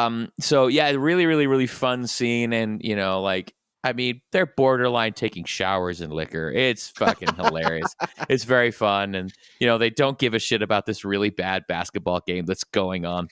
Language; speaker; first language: English; native; English